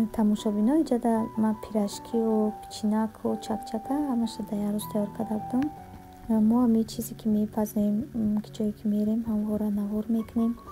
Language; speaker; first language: Tajik; early bilingual, heritage; Tajik